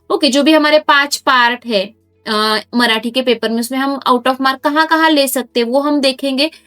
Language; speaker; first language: Hindi; non-native, local second language; Marathi